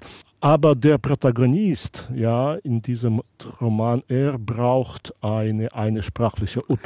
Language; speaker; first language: German; non-native, local second language; Belarusian